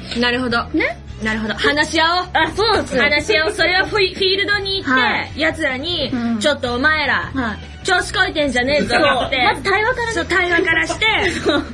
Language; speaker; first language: Japanese; native; Japanese